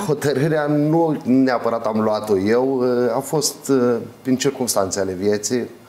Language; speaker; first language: Romanian; native; Romanian